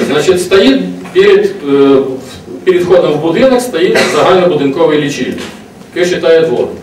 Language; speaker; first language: Russian; non-native, local second language; Ukrainian